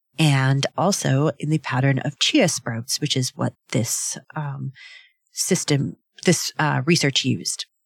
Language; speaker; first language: English; native; English